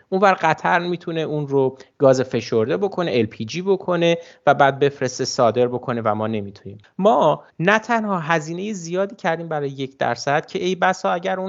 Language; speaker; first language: Persian; native; Persian